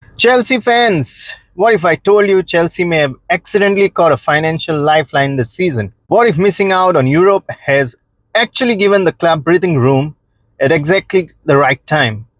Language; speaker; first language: English; non-native, local second language; Konkani